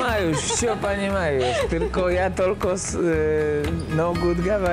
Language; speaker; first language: Russian; non-native, learner; Polish